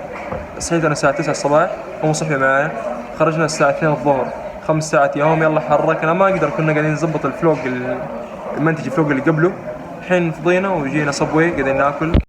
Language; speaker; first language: Arabic; native; Arabic